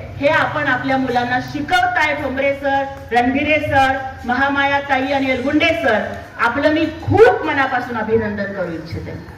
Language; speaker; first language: Marathi; non-native, local second language; Telugu